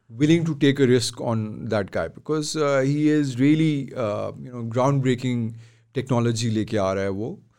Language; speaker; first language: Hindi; native; Hindi